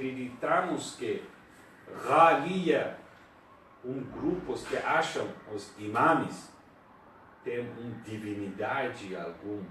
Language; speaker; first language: Portuguese; non-native, learner; Persian